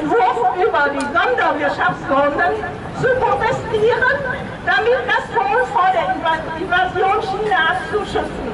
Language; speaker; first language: German; non-native, fluent; Vietnamese